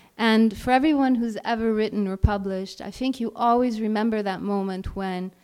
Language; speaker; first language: English; non-native, fluent; Italian